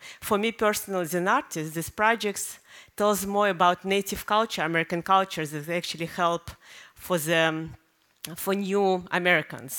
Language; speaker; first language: English; non-native, fluent; Russian